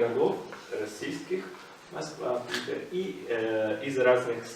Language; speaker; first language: Russian; non-native, fluent; Italian